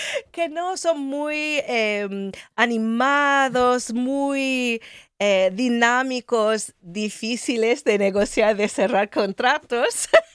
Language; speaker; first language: Spanish; non-native, fluent; English